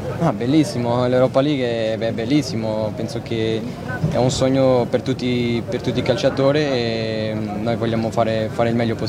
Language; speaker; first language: Italian; non-native, fluent; Portuguese